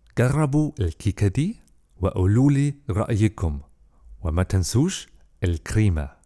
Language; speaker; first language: Egyptian Arabic; non-native, fluent; German